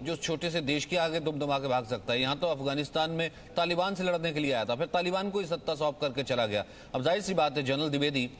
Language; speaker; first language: Hindi; native; Hindi